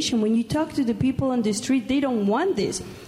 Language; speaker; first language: English; non-native, fluent; Spanish